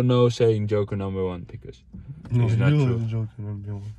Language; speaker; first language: English; non-native, fluent; Dutch